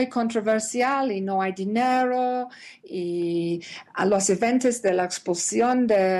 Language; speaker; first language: Spanish; non-native, learner; English